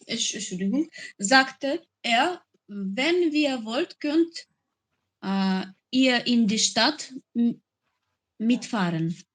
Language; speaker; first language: German; non-native, learner; Macedonian